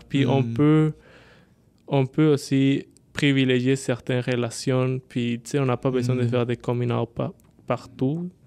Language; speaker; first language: French; non-native, fluent; Spanish